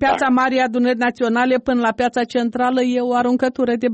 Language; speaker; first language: Romanian; native; Romanian